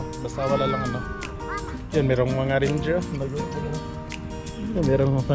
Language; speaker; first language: Filipino; non-native, local second language; Cebuano